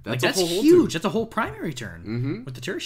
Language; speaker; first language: English; native; English